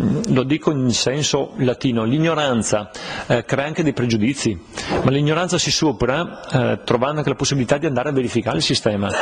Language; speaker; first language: Italian; native; Italian